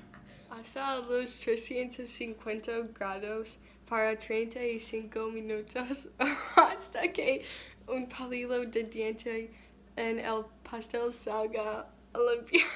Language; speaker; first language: Spanish; non-native, learner; English